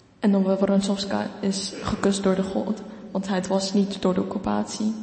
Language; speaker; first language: Dutch; non-native, fluent; Ukrainian